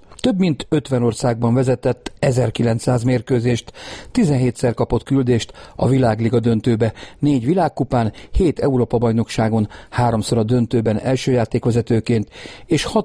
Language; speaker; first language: Hungarian; native; Hungarian